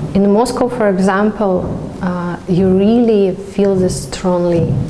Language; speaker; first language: English; non-native, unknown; Russian